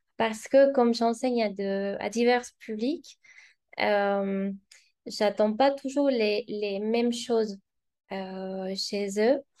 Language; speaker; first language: French; non-native, fluent; Spanish